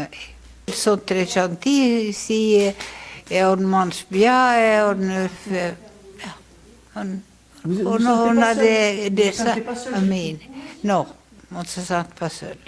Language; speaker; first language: French; non-native, learner; Finnish